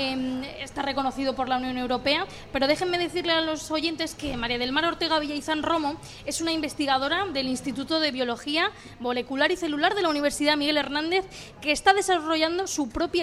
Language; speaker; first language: Spanish; native; Spanish